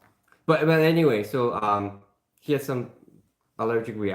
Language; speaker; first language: English; non-native, fluent; Korean